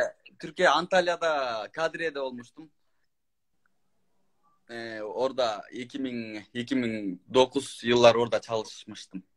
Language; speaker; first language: Turkish; non-native, learner; Kyrgyz